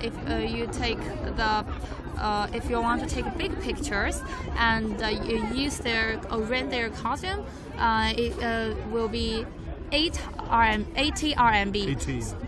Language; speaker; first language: English; non-native, fluent; Chinese